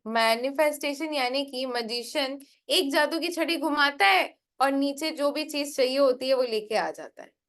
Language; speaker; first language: Hindi; non-native, local second language; Bangla